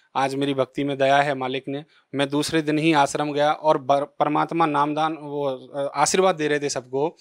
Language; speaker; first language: Hindi; native; Hindi